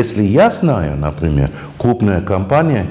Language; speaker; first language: Russian; non-native, fluent; German